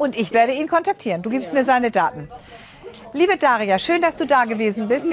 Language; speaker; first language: German; native; German